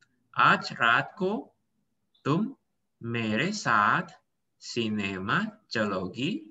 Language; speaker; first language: Hindi; non-native, fluent; Indonesian